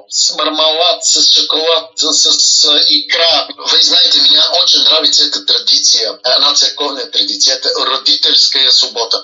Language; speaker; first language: Russian; non-native, learner; Bulgarian